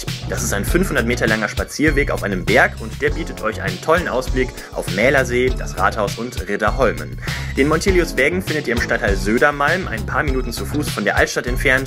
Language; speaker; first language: German; native; German